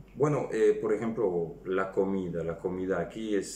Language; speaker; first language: Spanish; non-native, fluent; French